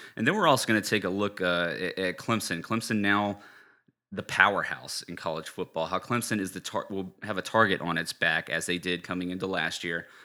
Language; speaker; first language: English; native; English